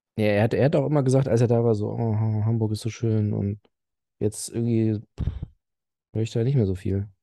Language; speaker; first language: German; early bilingual, other home language; Arabic